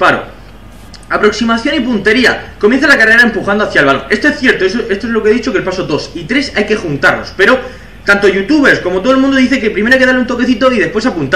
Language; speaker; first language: Spanish; native; Spanish